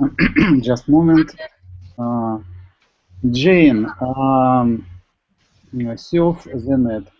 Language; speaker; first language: English; non-native, learner; Russian